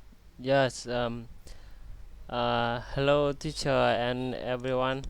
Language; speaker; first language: English; non-native, learner; Vietnamese